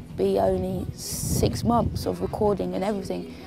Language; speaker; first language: English; native; English